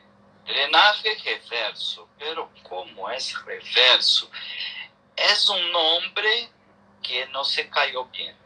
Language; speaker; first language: Spanish; non-native, learner; Portuguese